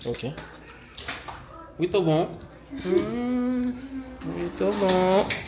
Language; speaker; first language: Portuguese; non-native, learner; French